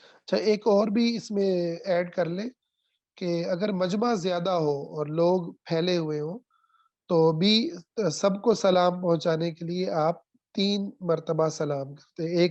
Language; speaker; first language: Urdu; non-native, local second language; Punjabi